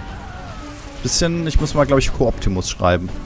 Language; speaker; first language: German; native; German